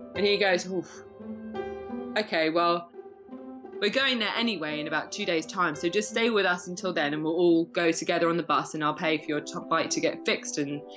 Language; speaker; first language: English; native; English